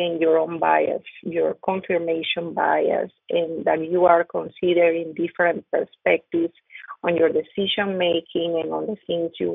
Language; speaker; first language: English; non-native, fluent; Spanish